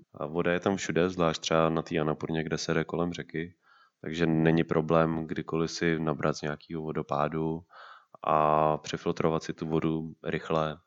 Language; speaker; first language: Czech; native; Czech